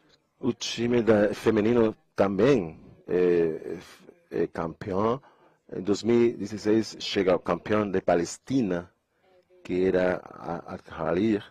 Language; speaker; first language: Portuguese; non-native, fluent; Spanish